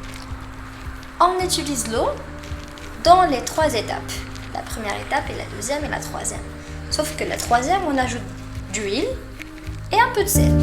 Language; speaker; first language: French; non-native, local second language; Arabic